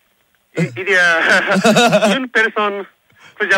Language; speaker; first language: French; non-native, learner; Japanese